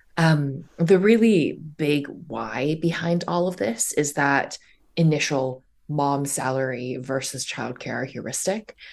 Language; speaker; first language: English; early bilingual, other home language; Chinese